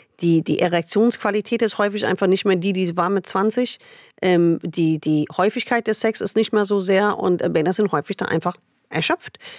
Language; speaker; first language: German; non-native, fluent; English